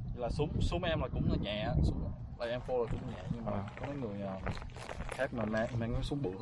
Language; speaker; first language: Vietnamese; early bilingual, heritage; Vietnamese